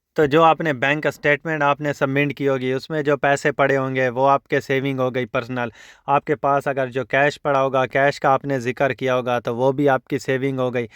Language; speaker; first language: Urdu; non-native, local second language; Saraiki